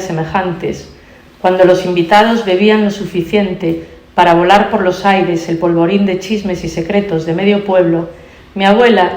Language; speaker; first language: Spanish; native; Spanish